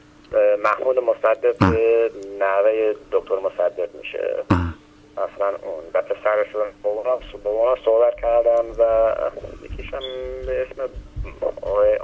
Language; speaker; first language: Persian; early bilingual, heritage; Persian